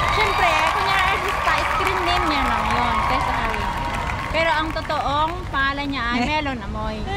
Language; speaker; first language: Filipino; native; Filipino